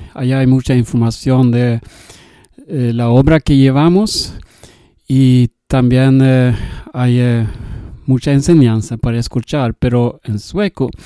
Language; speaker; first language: Spanish; non-native, learner; Swedish